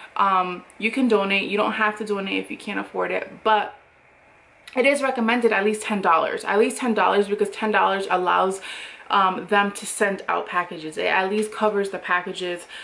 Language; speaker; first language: English; native; English